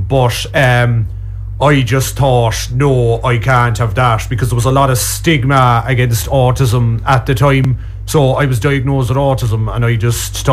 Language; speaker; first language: English; native; English